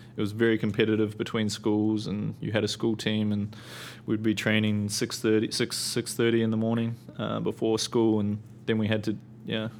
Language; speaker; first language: English; native; English